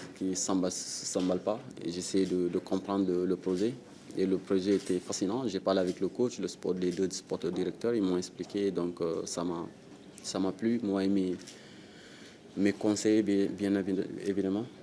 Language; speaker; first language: French; non-native, local second language; Wolof